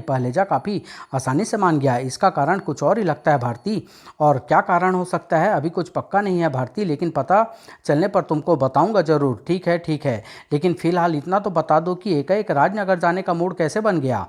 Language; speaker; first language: Hindi; native; Hindi